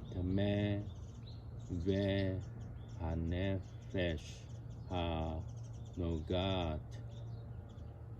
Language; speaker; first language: Hebrew; non-native, learner; Japanese